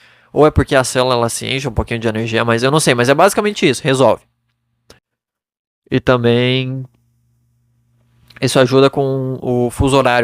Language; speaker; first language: Portuguese; native; Portuguese